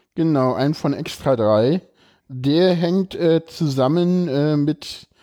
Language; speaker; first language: German; native; German